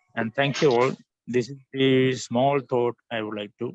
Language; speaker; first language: English; non-native, local second language; Malayalam